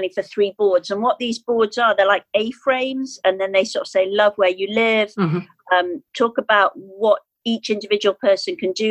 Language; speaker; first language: English; native; English